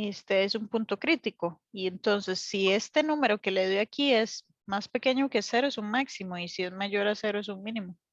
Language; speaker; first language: Spanish; native; Spanish